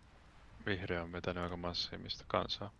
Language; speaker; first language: Finnish; native; Finnish